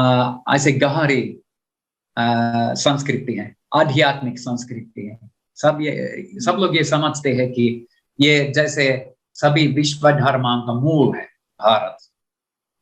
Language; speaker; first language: Hindi; non-native, learner; Finnish